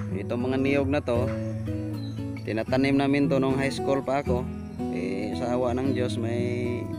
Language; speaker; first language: Filipino; non-native, local second language; Waray